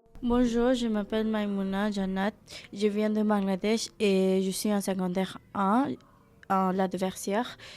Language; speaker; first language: French; non-native, learner; Bangla